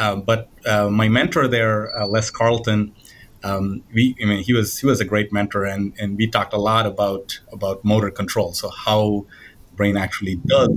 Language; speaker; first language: English; non-native, local second language; Tamil